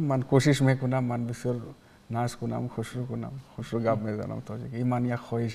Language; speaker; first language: Persian; non-native, learner; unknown